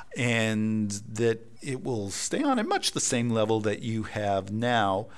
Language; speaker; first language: English; native; English